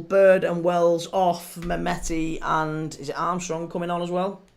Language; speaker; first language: English; native; English